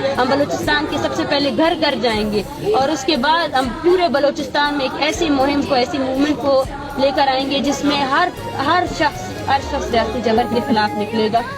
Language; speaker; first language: Urdu; non-native, local second language; Baluchi